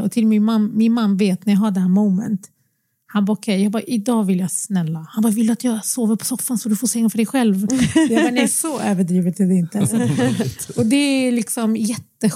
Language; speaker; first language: Swedish; early bilingual, other home language; Arabic